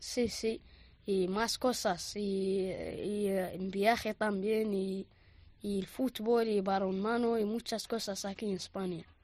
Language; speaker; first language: Spanish; non-native, learner; Arabic